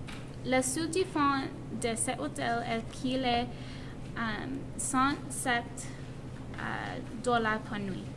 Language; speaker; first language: French; non-native, learner; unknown